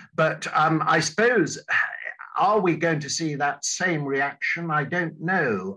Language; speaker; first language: English; native; English